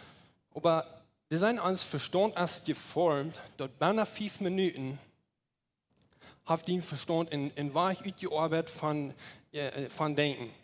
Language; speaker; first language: German; non-native, learner; Plautdietsch